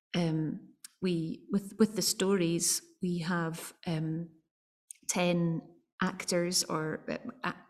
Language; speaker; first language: English; native; English